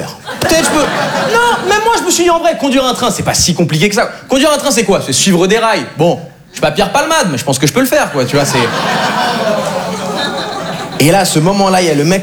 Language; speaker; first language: French; native; French